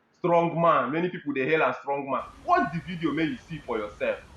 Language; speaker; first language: Nigerian Pidgin; non-native, local second language; Igbo